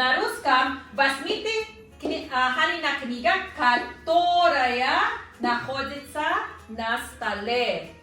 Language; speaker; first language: Russian; non-native, learner; Filipino